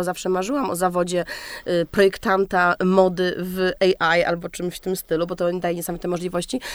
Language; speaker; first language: Polish; native; Polish